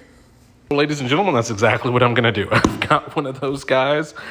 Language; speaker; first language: English; native; English